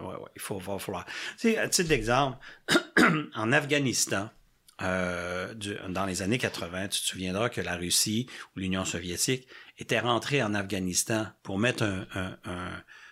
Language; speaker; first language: French; native; French